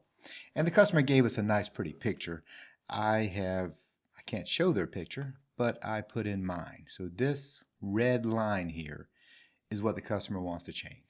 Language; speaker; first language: English; native; English